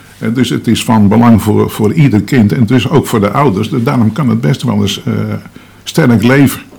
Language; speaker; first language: Dutch; native; Dutch